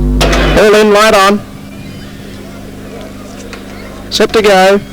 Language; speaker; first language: English; native; English